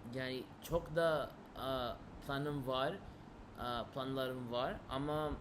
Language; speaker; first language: Turkish; non-native, learner; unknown